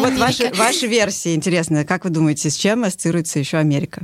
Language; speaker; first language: Russian; native; Russian